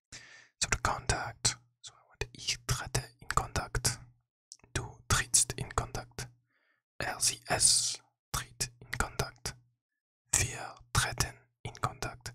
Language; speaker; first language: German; non-native, learner; English